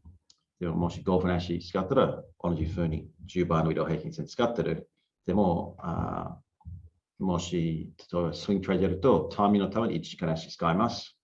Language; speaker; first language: Japanese; non-native, learner; English